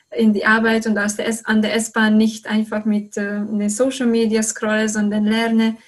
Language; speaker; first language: German; non-native, fluent; Hungarian